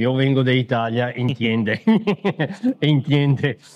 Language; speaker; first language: Spanish; non-native, learner; Italian